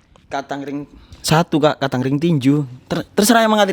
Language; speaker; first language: Indonesian; non-native, local second language; Javanese